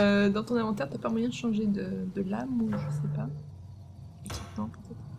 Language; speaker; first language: French; native; French